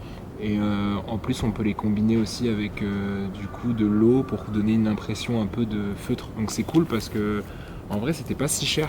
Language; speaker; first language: French; native; French